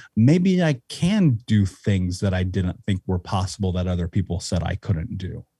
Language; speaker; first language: English; native; English